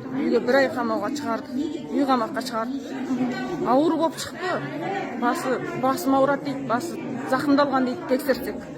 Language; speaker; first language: Kazakh; early bilingual, heritage; Kazakh